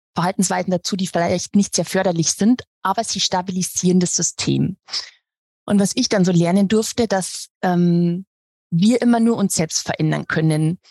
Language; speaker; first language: German; native; German